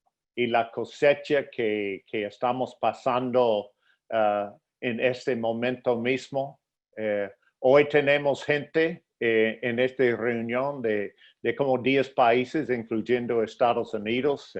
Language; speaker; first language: Spanish; non-native, fluent; English